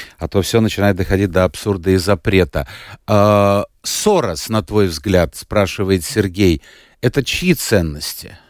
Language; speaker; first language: Russian; native; Russian